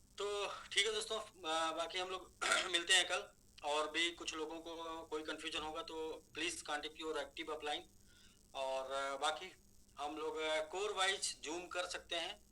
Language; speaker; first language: Hindi; native; Hindi